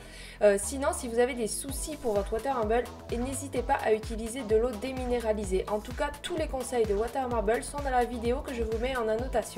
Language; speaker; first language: French; native; French